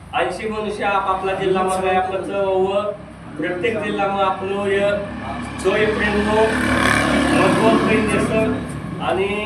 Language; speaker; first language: Marathi; non-native, local second language; Rajasthani